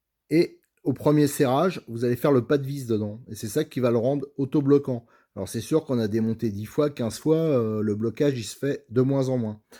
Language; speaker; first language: French; native; French